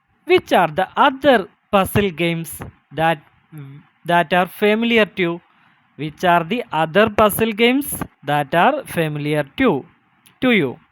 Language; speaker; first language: English; non-native, local second language; Malayalam